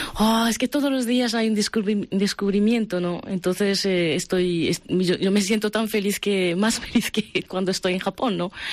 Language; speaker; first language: Spanish; non-native, fluent; Japanese